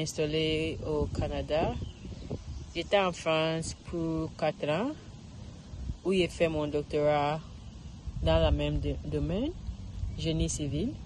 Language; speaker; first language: French; non-native, learner; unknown